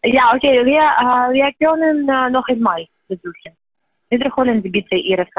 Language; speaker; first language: German; non-native, learner; Estonian